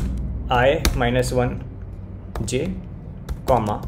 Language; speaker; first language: English; non-native, local second language; Hindi